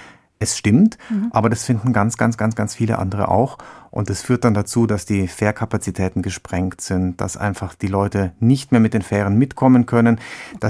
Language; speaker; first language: German; native; German